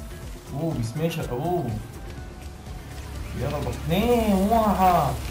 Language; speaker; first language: Arabic; native; Arabic